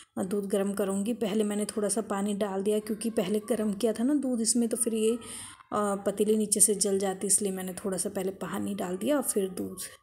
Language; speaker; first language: Hindi; native; Hindi